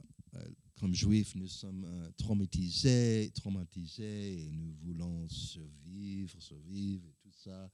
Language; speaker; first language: French; non-native, learner; English